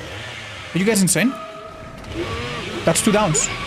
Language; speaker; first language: English; native; English